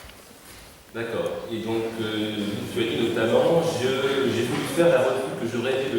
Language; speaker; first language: French; native; French